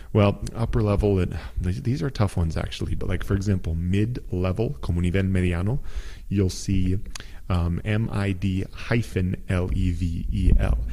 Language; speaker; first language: English; native; English